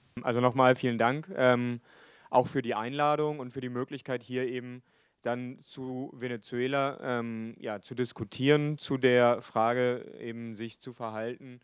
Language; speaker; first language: German; native; German